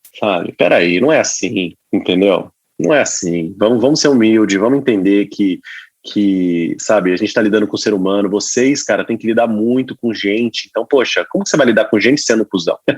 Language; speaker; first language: Portuguese; native; Portuguese